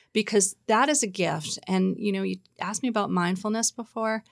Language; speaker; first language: English; native; English